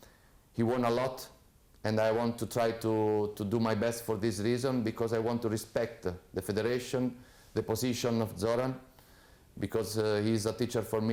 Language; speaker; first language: English; non-native, fluent; Italian